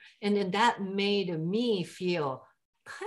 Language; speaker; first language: English; non-native, fluent; Japanese